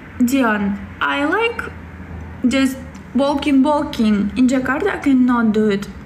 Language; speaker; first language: English; non-native, learner; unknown